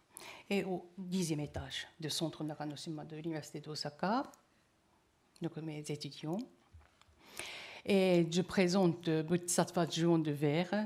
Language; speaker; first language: French; non-native, learner; Japanese